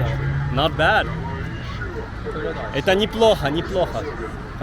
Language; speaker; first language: Russian; non-native, learner; Arabic